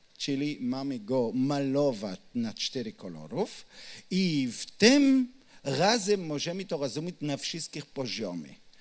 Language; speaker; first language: Polish; non-native, learner; Hebrew